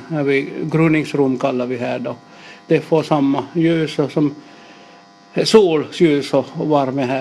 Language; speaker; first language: Swedish; non-native, local second language; Finnish